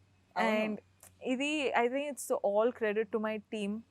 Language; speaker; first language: Telugu; non-native, local second language; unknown